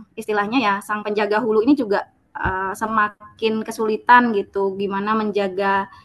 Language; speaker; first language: Indonesian; native; Indonesian